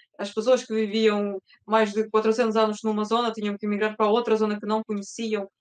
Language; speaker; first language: Portuguese; early bilingual, other home language; Russian